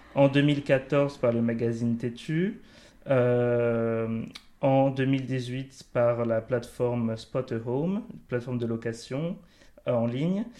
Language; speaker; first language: French; native; French